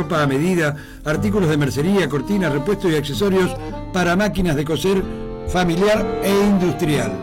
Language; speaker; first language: Spanish; native; Spanish